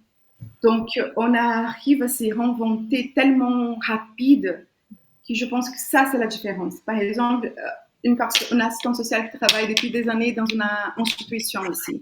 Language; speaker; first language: French; non-native, fluent; Portuguese